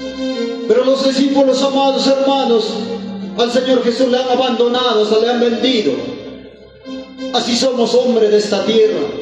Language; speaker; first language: Spanish; non-native, local second language; Quechua